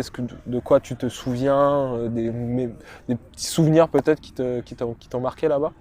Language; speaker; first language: French; native; French